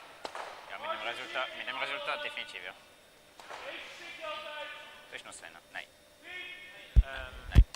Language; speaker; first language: German; non-native, fluent; French